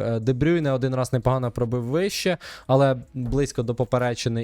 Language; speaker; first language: Ukrainian; native; Ukrainian